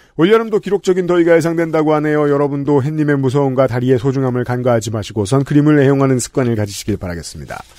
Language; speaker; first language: Korean; native; Korean